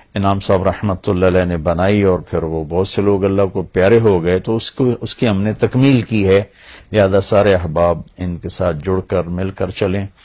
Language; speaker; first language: Urdu; non-native, local second language; Punjabi